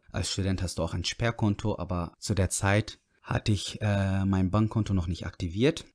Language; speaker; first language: German; non-native, fluent; Arabic